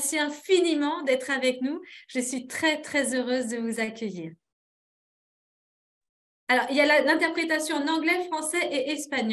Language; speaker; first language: French; native; French